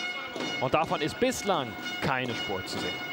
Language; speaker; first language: German; native; German